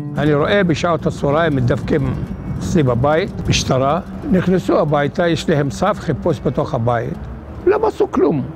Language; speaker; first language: Hebrew; non-native, fluent; Arabic